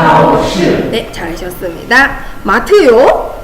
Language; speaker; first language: Korean; non-native, fluent; Chinese